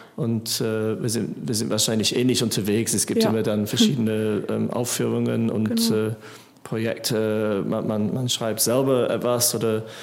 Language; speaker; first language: German; non-native, fluent; English